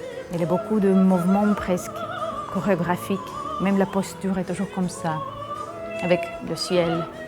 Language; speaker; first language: French; non-native, fluent; Russian